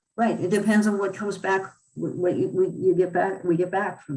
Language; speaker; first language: English; native; English